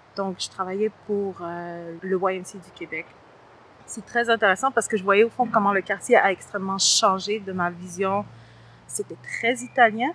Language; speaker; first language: French; early bilingual, other home language; Spanish